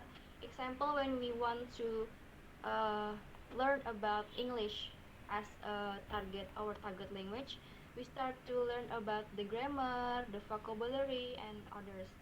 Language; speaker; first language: English; non-native, learner; Indonesian